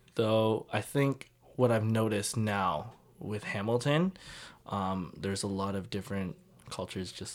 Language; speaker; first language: English; native; English